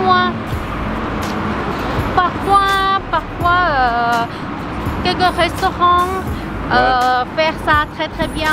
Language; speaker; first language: French; non-native, learner; Thai